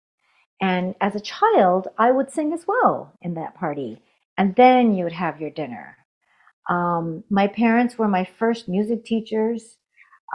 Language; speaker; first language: English; non-native, fluent; Hindi